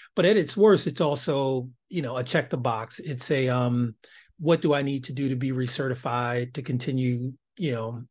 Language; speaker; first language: English; native; English